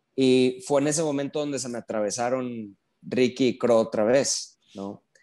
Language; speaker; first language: Spanish; native; Spanish